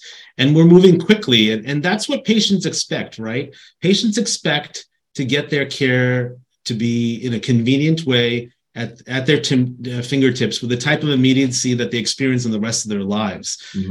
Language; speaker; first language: English; native; English